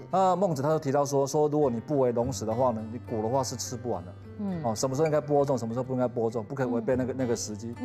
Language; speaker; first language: Chinese; native; Chinese